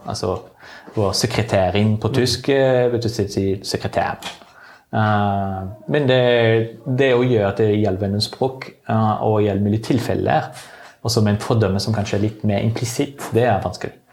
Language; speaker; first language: Norwegian; non-native, fluent; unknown